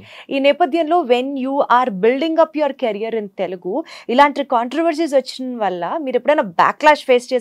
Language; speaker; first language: Telugu; native; Telugu